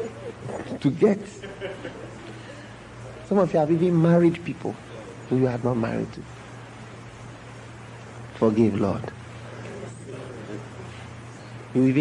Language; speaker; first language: English; native; English